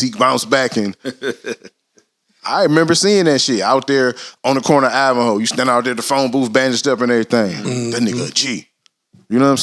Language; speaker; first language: English; native; English